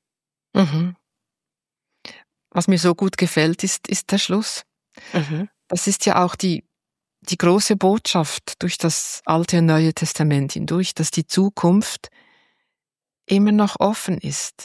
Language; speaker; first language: German; native; German